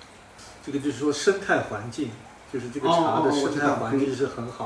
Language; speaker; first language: Chinese; native; Chinese